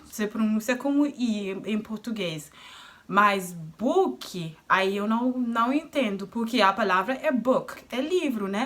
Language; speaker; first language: Portuguese; non-native, fluent; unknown